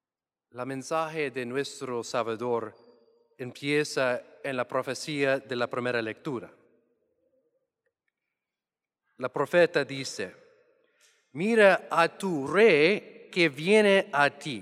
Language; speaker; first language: Spanish; non-native, fluent; English